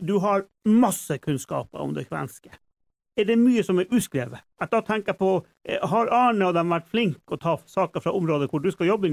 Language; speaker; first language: Norwegian; native; Norwegian